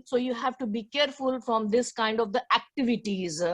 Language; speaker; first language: English; non-native, learner; Hindi